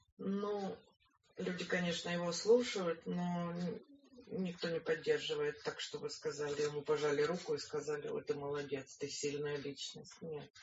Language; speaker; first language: Russian; native; Russian